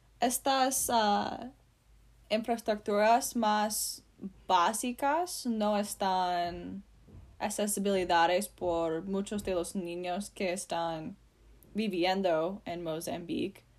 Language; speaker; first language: Spanish; non-native, learner; English